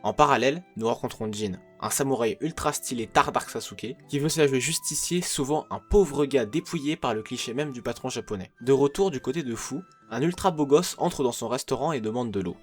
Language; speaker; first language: French; native; French